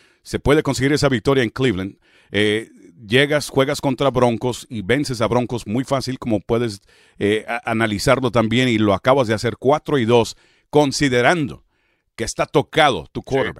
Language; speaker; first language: Spanish; early bilingual, heritage; Spanish